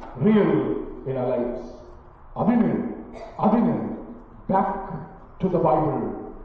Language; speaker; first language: English; non-native, local second language; Malayalam